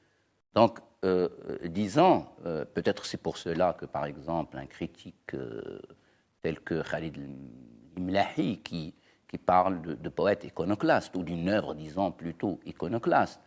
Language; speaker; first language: French; non-native, local second language; Arabic